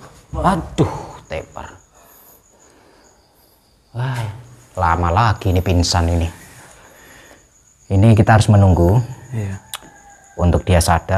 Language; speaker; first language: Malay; non-native, local second language; Javanese